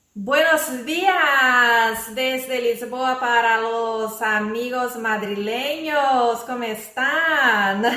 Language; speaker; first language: Spanish; non-native, learner; Portuguese